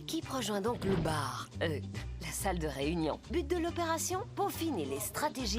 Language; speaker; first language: French; native; French